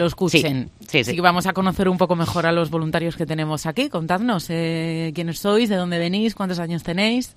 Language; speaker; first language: Spanish; native; Spanish